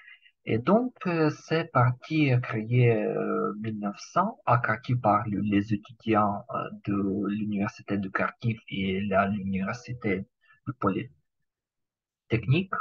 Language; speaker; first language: French; non-native, learner; Ukrainian